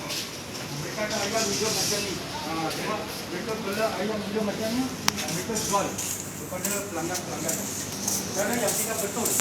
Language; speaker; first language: Malay; native; Malay